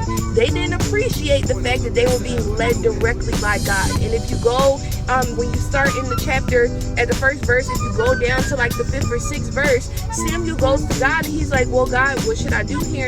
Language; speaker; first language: English; native; English